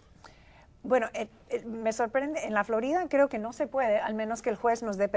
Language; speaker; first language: Spanish; native; Spanish